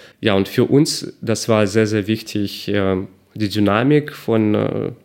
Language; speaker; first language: German; non-native, fluent; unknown